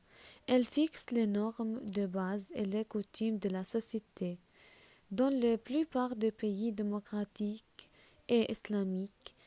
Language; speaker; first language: French; non-native, learner; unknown